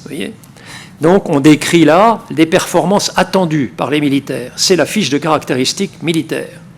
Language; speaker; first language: French; native; French